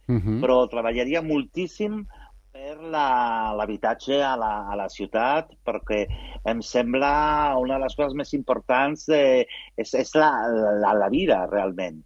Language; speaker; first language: Catalan; non-native, local second language; Spanish